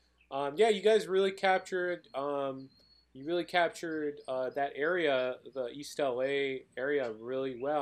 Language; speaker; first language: English; native; English